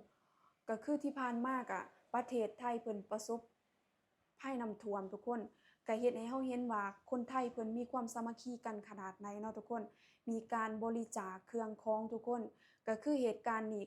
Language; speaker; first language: Thai; non-native, local second language; Lao